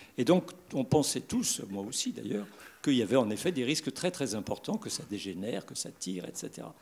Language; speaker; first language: French; native; French